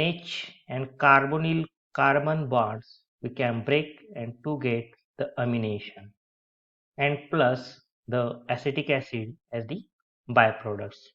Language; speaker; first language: English; non-native, local second language; Marathi